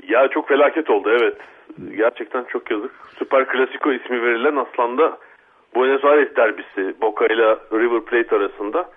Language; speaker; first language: Turkish; native; Turkish